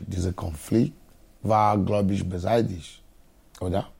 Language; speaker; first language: German; non-native, fluent; Ewe